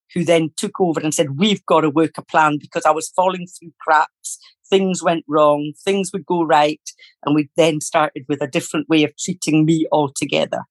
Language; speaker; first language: English; native; English